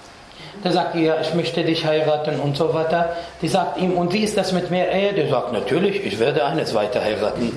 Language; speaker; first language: German; non-native, fluent; Arabic